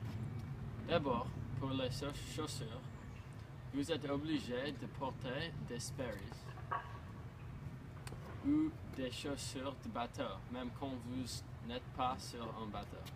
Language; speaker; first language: French; non-native, learner; English